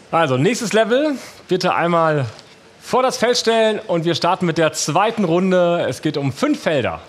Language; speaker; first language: German; native; German